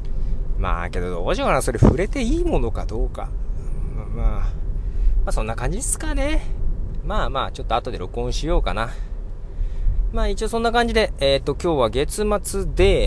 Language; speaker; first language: Japanese; native; Japanese